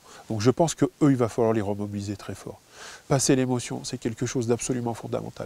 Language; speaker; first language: French; native; French